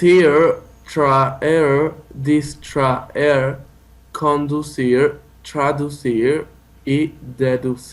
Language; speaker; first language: Spanish; non-native, learner; English